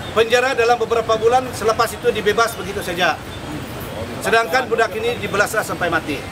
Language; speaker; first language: Malay; non-native, local second language; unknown